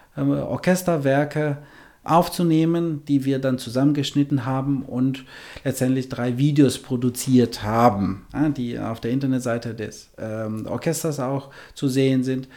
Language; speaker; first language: German; non-native, fluent; Albanian